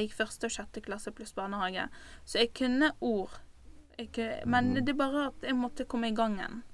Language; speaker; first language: Norwegian; non-native, fluent; Arabic